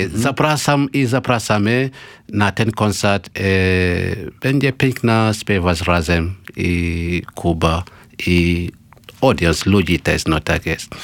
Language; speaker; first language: Polish; non-native, learner; Mandingo